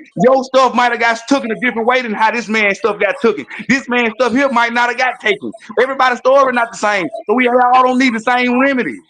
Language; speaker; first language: English; native; English